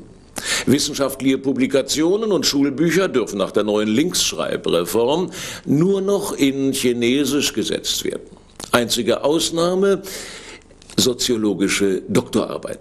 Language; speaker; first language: German; native; German